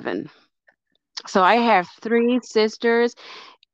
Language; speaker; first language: English; non-native, fluent; French